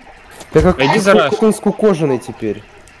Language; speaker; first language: Russian; native; Russian